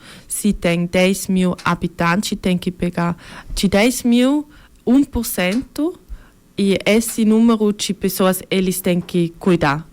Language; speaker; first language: Portuguese; early bilingual, heritage; Portuguese